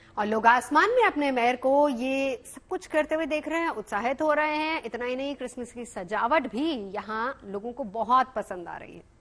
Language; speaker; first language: Hindi; native; Hindi